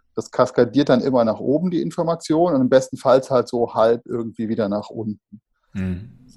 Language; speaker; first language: German; native; German